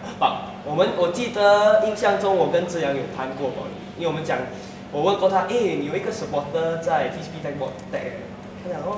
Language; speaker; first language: Chinese; native; Chinese